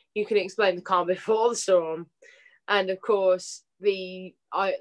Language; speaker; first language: English; native; English